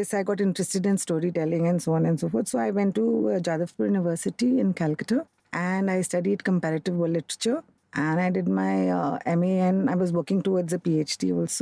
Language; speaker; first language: English; non-native, local second language; Hindi